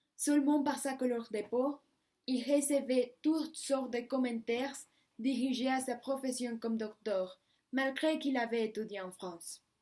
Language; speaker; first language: French; non-native, learner; Spanish